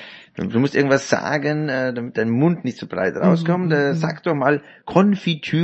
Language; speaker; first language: German; native; German